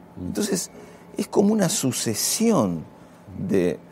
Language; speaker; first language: Spanish; native; Spanish